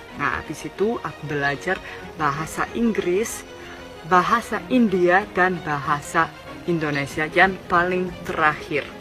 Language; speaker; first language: Indonesian; non-native, fluent; Spanish